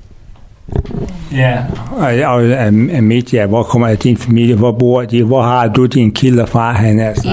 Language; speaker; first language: Danish; native; Danish